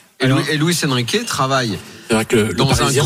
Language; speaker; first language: French; native; French